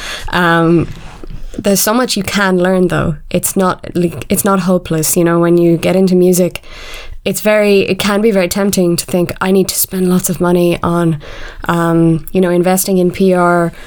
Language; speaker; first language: English; native; English